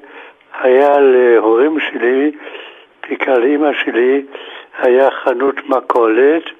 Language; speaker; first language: Hebrew; non-native, fluent; German